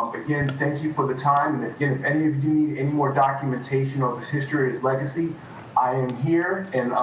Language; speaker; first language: English; native; English